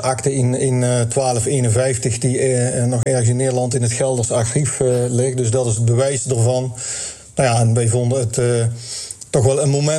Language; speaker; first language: Dutch; native; Dutch